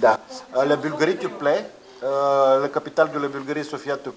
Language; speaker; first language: French; non-native, learner; Bulgarian